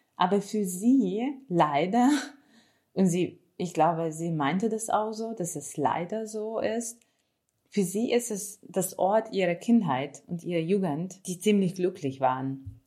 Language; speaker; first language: German; non-native, fluent; Ukrainian